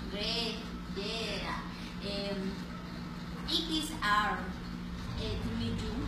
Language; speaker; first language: English; non-native, learner; Spanish